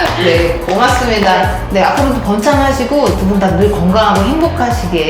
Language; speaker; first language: Korean; native; Korean